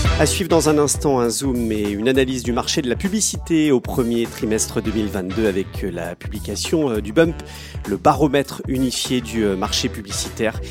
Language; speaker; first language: French; native; French